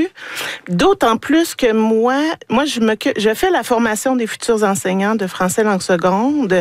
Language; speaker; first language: French; native; French